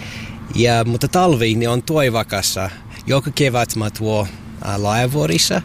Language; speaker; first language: Finnish; non-native, learner; English